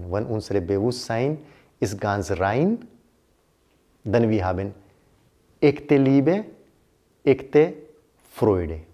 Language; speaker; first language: German; non-native, learner; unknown